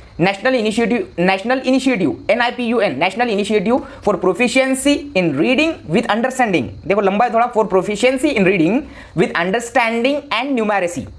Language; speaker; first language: Hindi; non-native, local second language; Urdu